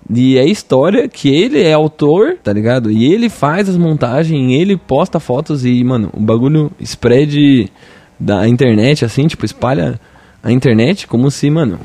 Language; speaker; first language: Portuguese; native; Portuguese